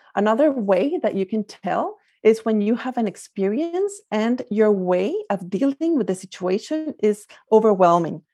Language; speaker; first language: English; non-native, fluent; Spanish